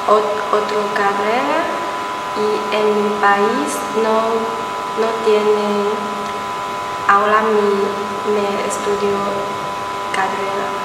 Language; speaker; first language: Spanish; non-native, learner; Chinese